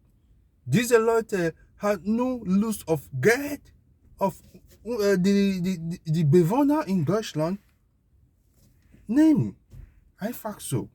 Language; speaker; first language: German; non-native, learner; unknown